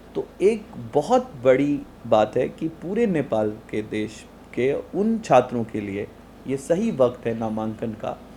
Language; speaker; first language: Hindi; native; Hindi